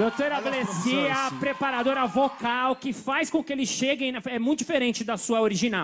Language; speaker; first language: Portuguese; native; Portuguese